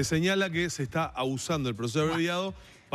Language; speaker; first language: Spanish; native; Spanish